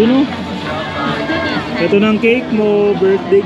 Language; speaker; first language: Filipino; native; Filipino